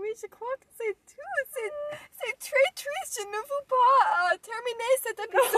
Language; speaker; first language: French; non-native, learner; English